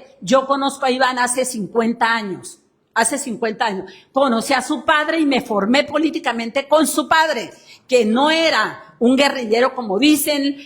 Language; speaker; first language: Spanish; native; Spanish